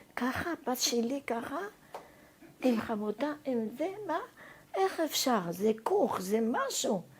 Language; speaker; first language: Hebrew; non-native, fluent; Arabic